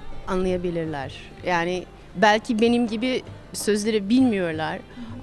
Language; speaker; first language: Turkish; non-native, fluent; English